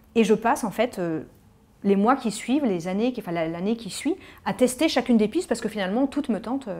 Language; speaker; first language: French; native; French